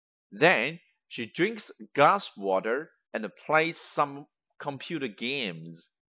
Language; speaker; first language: English; non-native, fluent; Chinese